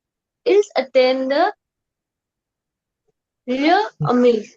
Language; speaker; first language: French; non-native, learner; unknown